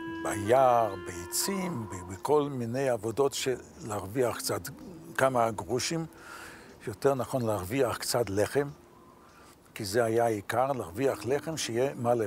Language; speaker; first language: Hebrew; non-native, fluent; Yiddish